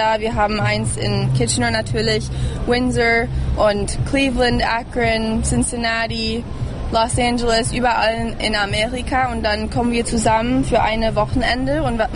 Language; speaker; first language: German; early bilingual, heritage; English